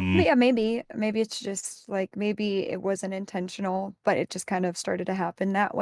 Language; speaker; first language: English; native; English